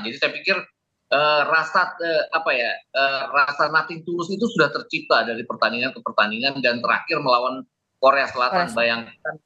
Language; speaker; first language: Indonesian; native; Indonesian